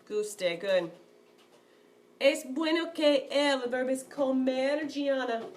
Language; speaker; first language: Spanish; non-native, fluent; English